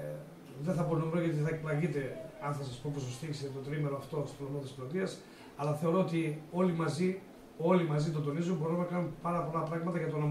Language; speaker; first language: Greek; native; Greek